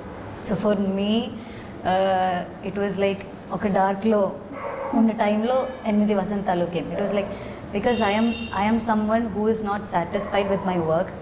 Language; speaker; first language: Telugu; non-native, learner; Malayalam